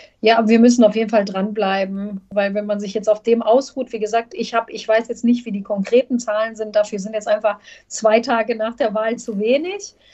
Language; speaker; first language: German; early bilingual, other home language; Bosnian